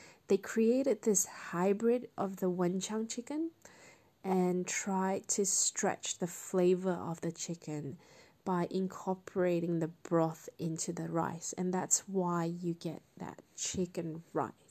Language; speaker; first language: English; non-native, local second language; Cantonese